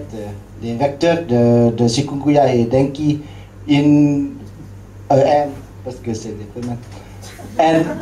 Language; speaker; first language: French; non-native, learner; Lao